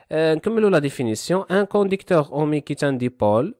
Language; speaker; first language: French; non-native, local second language; Arabic